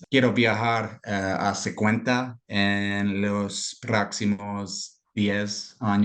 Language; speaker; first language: Spanish; non-native, learner; English